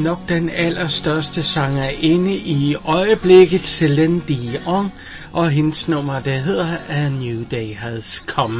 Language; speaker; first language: Danish; native; Danish